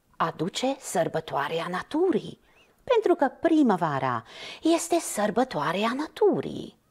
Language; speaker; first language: Romanian; non-native, local second language; Hungarian